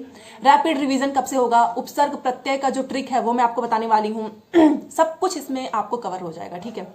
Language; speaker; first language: Hindi; native; Hindi